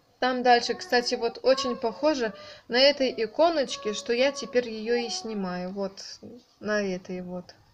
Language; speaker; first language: Russian; native; Russian